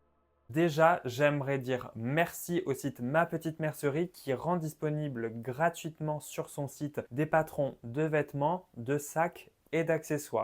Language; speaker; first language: French; native; French